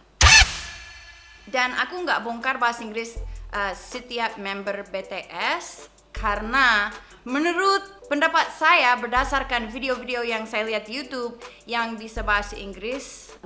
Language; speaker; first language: Indonesian; non-native, fluent; English